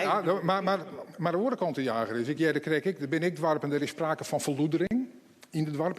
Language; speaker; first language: Dutch; non-native, local second language; Western Frisian